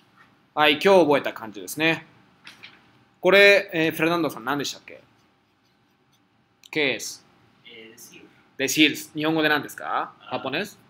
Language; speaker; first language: Japanese; non-native, fluent; Spanish